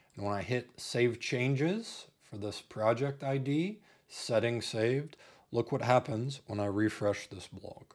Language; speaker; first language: English; native; English